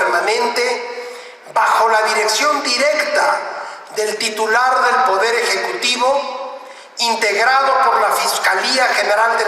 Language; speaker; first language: Spanish; native; Spanish